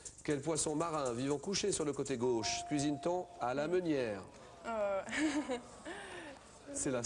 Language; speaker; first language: French; native; French